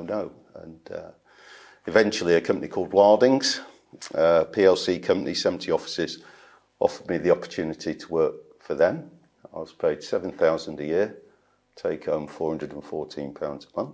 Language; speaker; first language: English; native; English